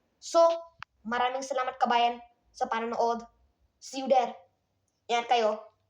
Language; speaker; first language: Filipino; non-native, learner; Hindi